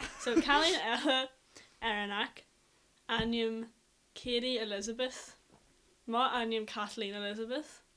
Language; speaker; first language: Irish; non-native, local second language; English